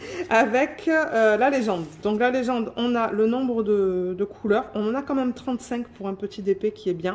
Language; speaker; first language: French; native; French